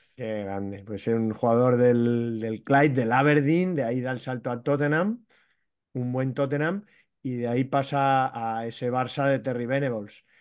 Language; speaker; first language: Spanish; native; Spanish